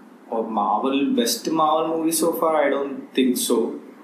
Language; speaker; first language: English; non-native, local second language; Malayalam